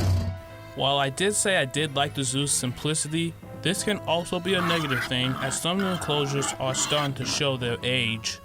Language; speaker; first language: English; native; English